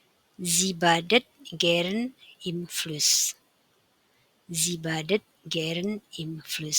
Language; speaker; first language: German; non-native, fluent; Indonesian